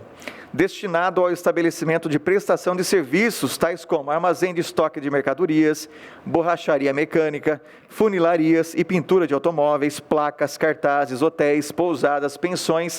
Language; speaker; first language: Portuguese; native; Portuguese